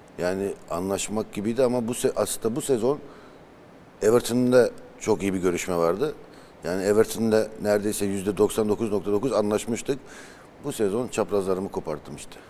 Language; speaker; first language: Turkish; early bilingual, heritage; Turkish